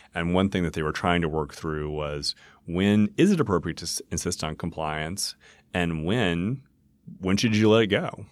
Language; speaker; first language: English; native; English